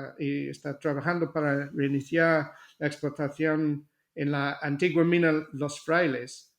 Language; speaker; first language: Spanish; non-native, fluent; English